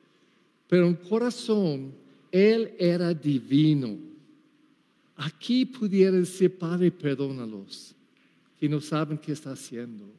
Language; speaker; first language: Spanish; non-native, learner; English